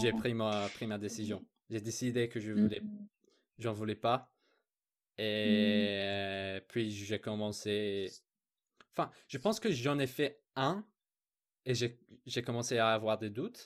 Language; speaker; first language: French; non-native, fluent; English